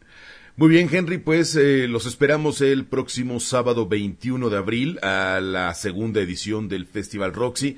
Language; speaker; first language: Spanish; native; Spanish